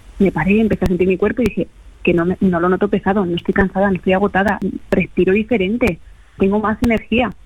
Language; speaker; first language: Spanish; early bilingual, other home language; Portuguese